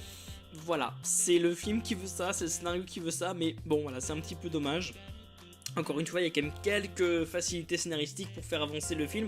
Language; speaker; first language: French; native; French